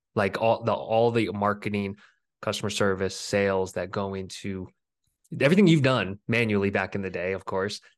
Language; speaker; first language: English; early bilingual, other home language; Filipino